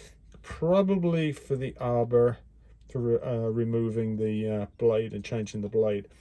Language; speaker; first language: English; native; English